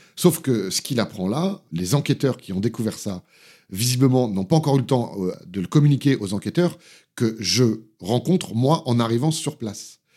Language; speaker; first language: French; native; French